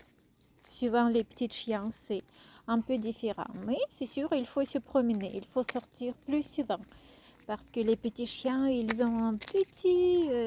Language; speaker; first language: French; non-native, fluent; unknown